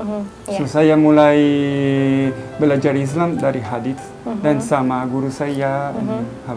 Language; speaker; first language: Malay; non-native, learner; Italian